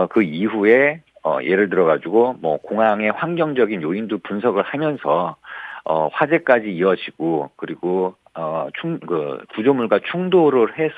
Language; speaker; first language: Korean; native; Korean